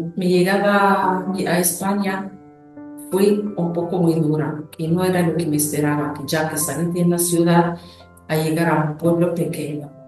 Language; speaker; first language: Spanish; non-native, fluent; Arabic